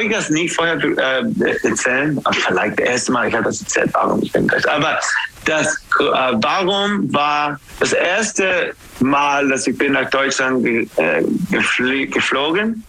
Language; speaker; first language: German; non-native, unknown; English